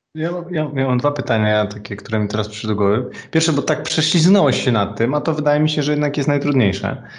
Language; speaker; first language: Polish; native; Polish